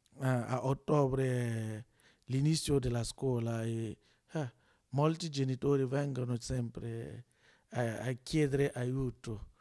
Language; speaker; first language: Italian; non-native, learner; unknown